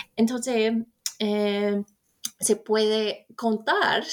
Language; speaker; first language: Spanish; non-native, fluent; English